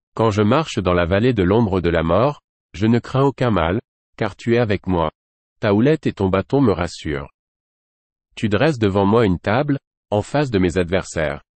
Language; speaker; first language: French; non-native, local second language; Haitian Creole